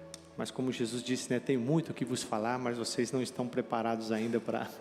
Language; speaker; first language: Portuguese; native; Portuguese